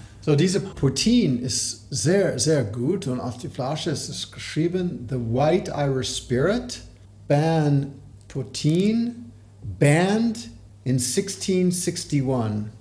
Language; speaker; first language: German; non-native, learner; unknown